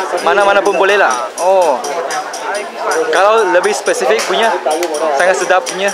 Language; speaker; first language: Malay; non-native, local second language; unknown